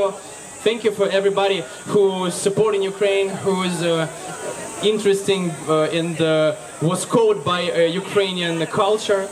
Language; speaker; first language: English; non-native, learner; Ukrainian